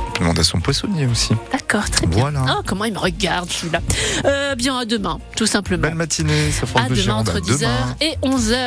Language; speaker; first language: French; native; French